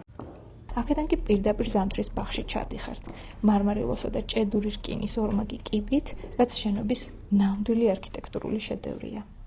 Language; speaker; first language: Georgian; native; Georgian